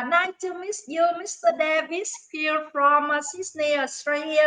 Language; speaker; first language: English; non-native, learner; Vietnamese